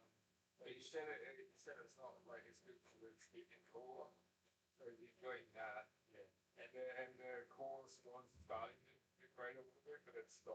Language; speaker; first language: English; native; English